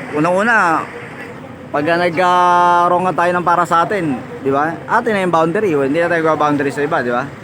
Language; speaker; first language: Filipino; native; Filipino